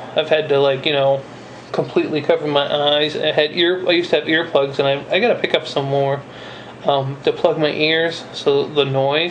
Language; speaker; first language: English; native; English